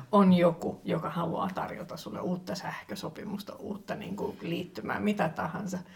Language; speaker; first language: Finnish; non-native, local second language; Swedish